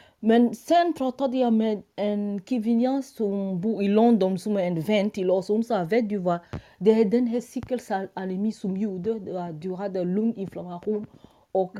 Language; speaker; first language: Swedish; non-native, fluent; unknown